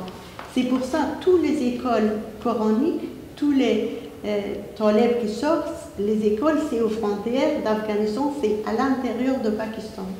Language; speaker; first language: French; non-native, fluent; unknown